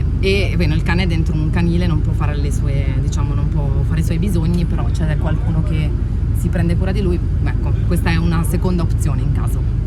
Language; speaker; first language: Italian; native; Italian